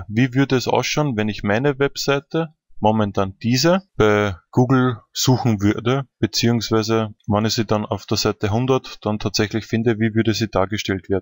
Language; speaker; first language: German; native; German